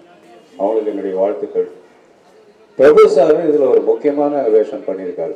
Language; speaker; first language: Tamil; native; Tamil